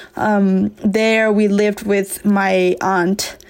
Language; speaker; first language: English; early bilingual, other home language; S'gaw Karen